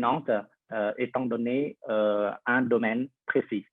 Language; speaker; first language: French; non-native, fluent; Vietnamese